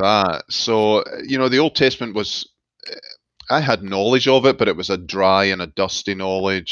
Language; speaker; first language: English; native; English